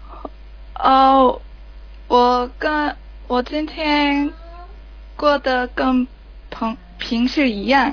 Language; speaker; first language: Chinese; non-native, learner; Korean